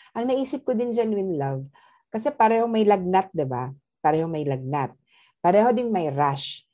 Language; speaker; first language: Filipino; non-native, local second language; Cebuano